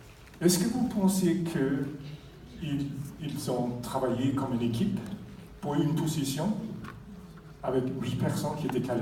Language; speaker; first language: French; non-native, fluent; Swedish